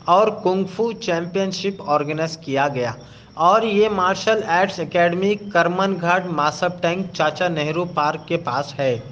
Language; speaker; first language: Urdu; native; Urdu